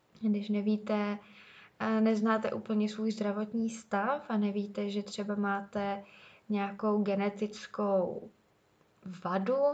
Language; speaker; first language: Czech; native; Czech